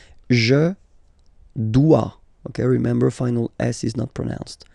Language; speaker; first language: English; non-native, fluent; French